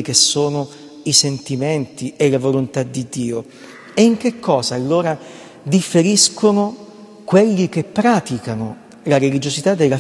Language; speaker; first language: Italian; native; Italian